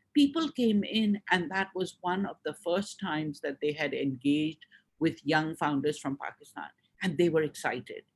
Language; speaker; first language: English; non-native, local second language; Urdu